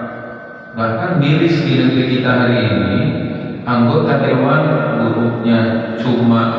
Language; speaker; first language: Indonesian; native; Indonesian